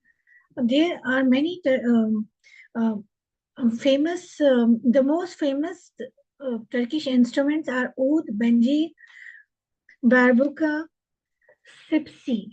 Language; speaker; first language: English; non-native, local second language; Hindi